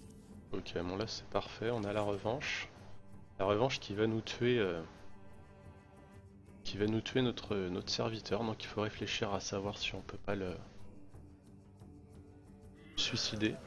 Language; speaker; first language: French; native; French